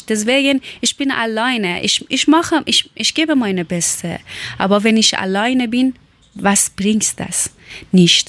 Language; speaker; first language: German; non-native, learner; Persian